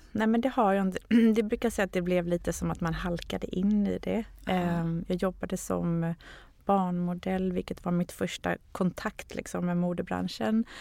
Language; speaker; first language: Swedish; native; Swedish